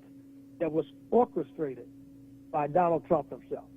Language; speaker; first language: English; native; English